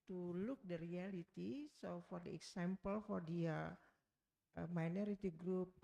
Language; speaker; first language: English; non-native, learner; Indonesian